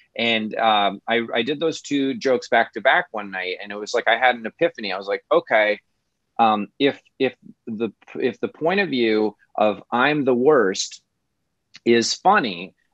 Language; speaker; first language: English; native; English